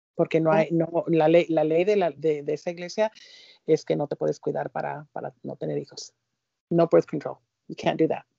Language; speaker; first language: Spanish; early bilingual, heritage; Spanish